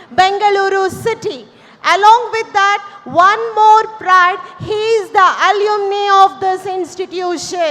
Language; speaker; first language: English; non-native, local second language; Kannada